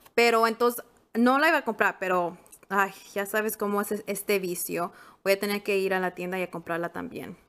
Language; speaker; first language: Spanish; early bilingual, heritage; Spanish